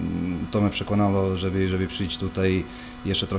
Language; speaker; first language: Polish; non-native, fluent; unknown